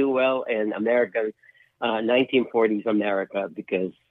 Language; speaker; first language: English; non-native, local second language; Filipino